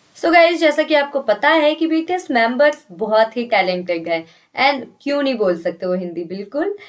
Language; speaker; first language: Hindi; native; Hindi